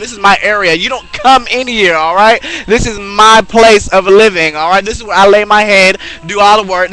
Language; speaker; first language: English; native; English